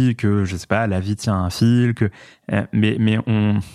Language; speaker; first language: French; native; French